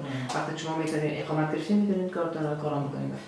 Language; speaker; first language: Persian; native; Persian